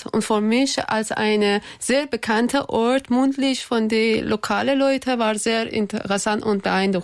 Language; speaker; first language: German; non-native, fluent; Persian